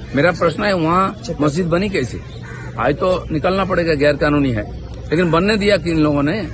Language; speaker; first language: Hindi; non-native, local second language; Bangla